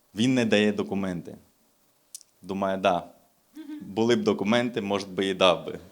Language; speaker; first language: Ukrainian; non-native, local second language; Russian